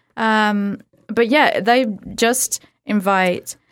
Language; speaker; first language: English; native; English